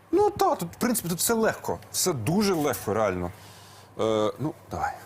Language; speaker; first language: Ukrainian; native; Ukrainian